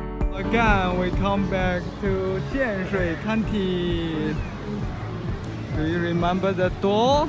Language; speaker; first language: English; non-native, learner; Chinese